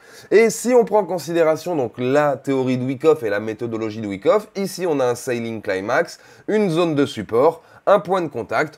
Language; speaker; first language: French; native; French